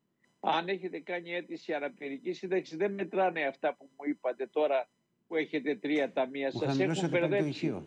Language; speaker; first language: Greek; native; Greek